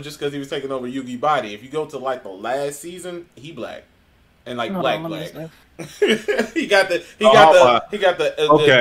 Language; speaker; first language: English; native; English